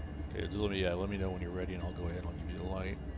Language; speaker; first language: English; native; English